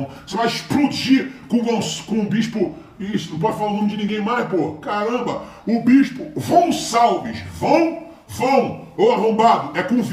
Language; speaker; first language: Portuguese; native; Portuguese